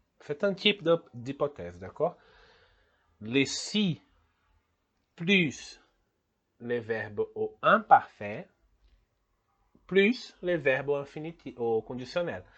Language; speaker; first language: French; non-native, fluent; Portuguese